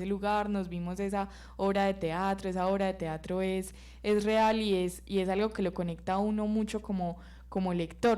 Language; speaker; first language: Spanish; native; Spanish